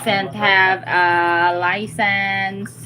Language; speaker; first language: English; non-native, local second language; Cebuano